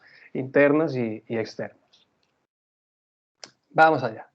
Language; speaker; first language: Spanish; native; Spanish